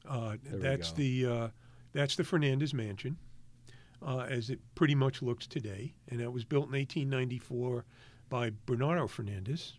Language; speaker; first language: English; native; English